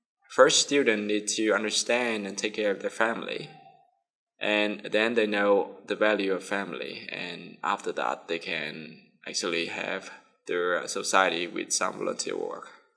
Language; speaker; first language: English; non-native, fluent; Vietnamese